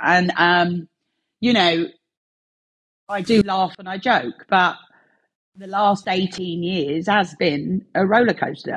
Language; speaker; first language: English; native; English